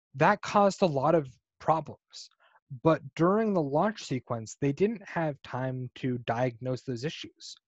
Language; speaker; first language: English; native; English